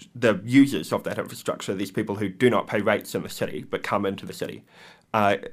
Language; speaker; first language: English; native; English